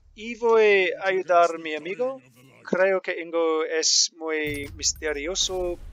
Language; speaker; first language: Spanish; non-native, learner; English